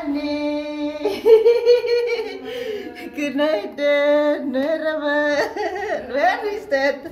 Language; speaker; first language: English; non-native, learner; Indonesian